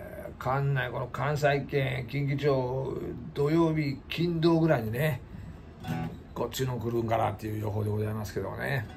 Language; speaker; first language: Japanese; native; Japanese